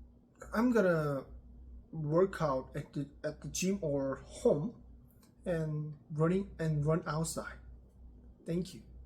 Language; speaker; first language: English; non-native, learner; Korean